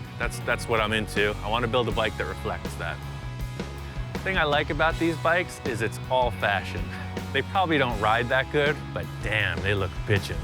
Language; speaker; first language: English; native; English